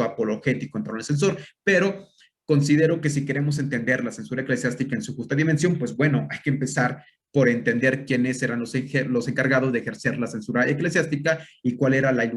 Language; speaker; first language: Spanish; native; Spanish